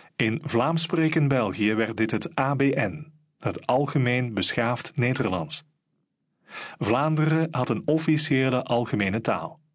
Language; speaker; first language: Dutch; native; Dutch